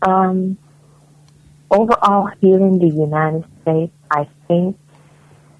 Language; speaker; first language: English; native; English